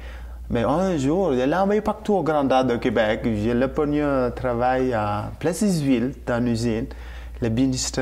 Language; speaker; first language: French; non-native, learner; Tamil